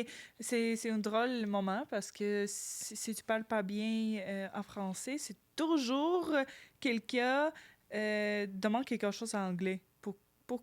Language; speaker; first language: French; non-native, learner; Ukrainian